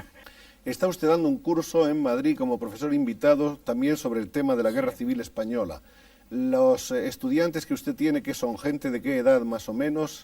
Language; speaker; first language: Spanish; native; Spanish